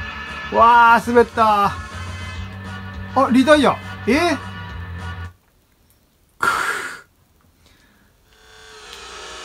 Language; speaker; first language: Japanese; native; Japanese